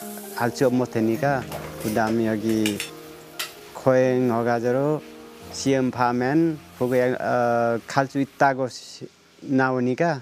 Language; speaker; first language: Korean; non-native, learner; Nepali